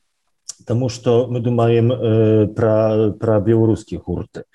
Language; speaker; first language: Belarusian; non-native, local second language; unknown